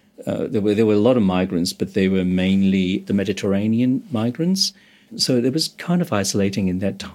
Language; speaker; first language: English; non-native, local second language; Cantonese